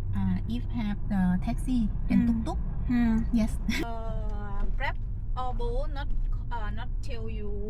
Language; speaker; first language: English; non-native, learner; Thai